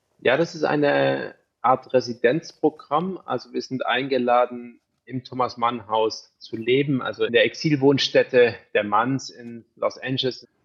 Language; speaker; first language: German; early bilingual, other home language; English